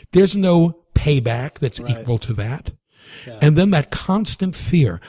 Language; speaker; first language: English; native; English